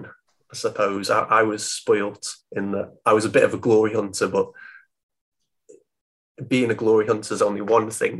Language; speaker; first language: English; native; English